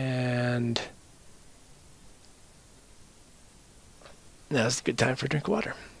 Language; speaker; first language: English; native; English